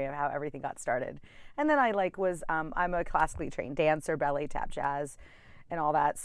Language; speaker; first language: English; native; English